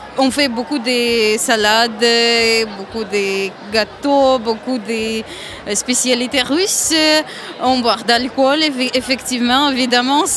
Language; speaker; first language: French; non-native, learner; Russian